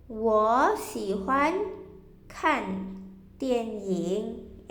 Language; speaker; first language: Chinese; non-native, fluent; Indonesian